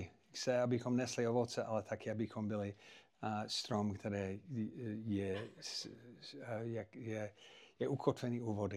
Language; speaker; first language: Czech; non-native, fluent; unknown